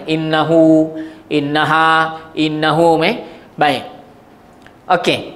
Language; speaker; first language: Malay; native; Malay